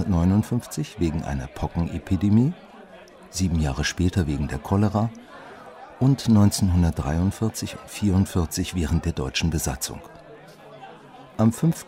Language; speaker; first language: German; native; German